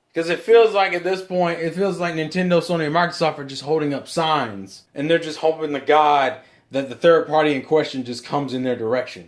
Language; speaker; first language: English; native; English